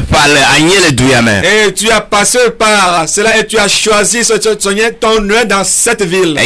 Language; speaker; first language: French; non-native, local second language; Ewe